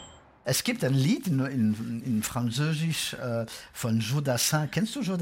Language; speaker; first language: German; non-native, fluent; French